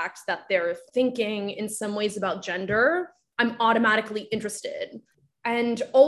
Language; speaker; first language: English; non-native, fluent; Japanese